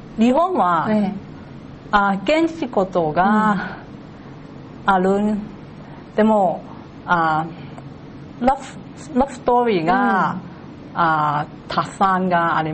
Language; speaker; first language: Japanese; non-native, learner; Cantonese